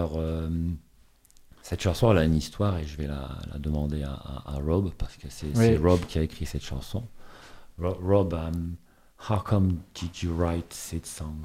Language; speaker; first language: French; native; French